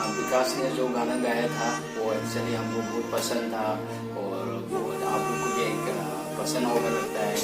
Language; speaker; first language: Hindi; non-native, local second language; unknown